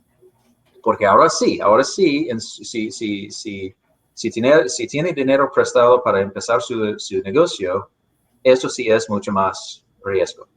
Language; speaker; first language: Spanish; non-native, fluent; English